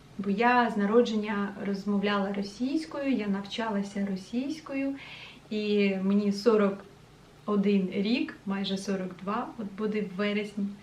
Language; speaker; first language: Ukrainian; non-native, local second language; Russian